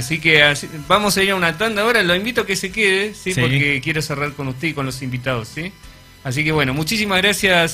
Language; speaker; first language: Spanish; native; Spanish